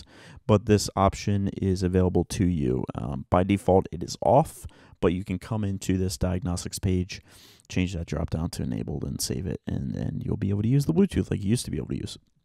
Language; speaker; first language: English; native; English